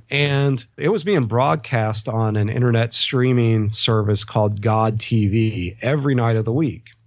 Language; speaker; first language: English; native; English